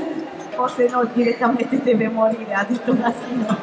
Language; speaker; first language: Italian; non-native, fluent; Japanese